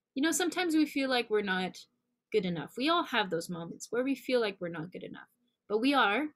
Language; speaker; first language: English; native; English